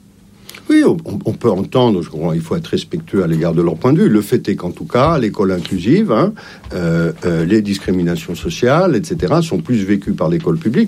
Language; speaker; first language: French; native; French